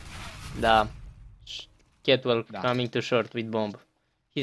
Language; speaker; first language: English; non-native, learner; Romanian